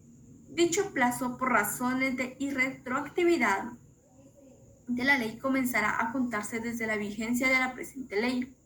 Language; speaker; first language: Spanish; native; Spanish